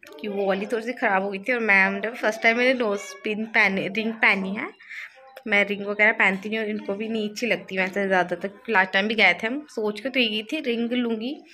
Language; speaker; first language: Hindi; native; Hindi